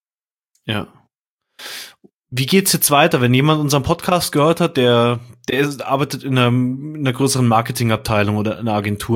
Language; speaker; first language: German; native; German